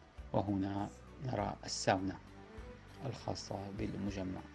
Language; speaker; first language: Arabic; native; Arabic